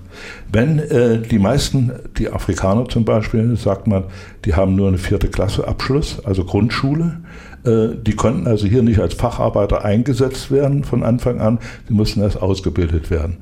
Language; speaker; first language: German; native; German